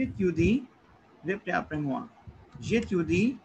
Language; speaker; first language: French; non-native, learner; Hindi